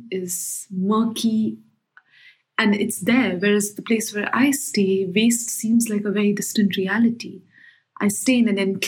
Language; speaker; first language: English; non-native, local second language; Hindi